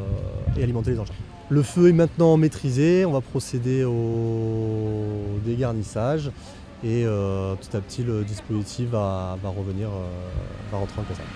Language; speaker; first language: French; native; French